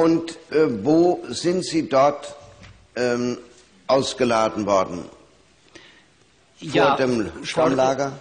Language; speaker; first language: German; native; German